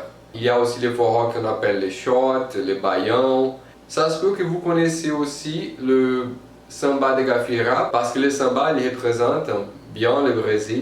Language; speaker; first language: French; non-native, fluent; Portuguese